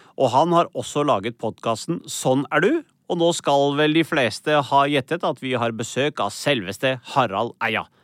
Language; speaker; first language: Norwegian; early bilingual, other home language; Urdu